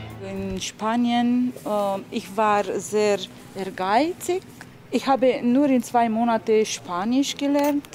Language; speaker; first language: German; non-native, learner; Romanian